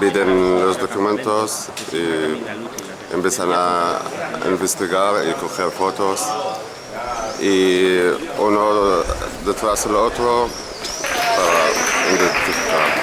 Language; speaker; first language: Spanish; non-native, fluent; Arabic